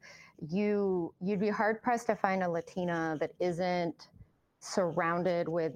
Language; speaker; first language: English; early bilingual, other home language; Spanish